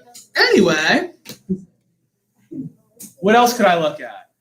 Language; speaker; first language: English; native; English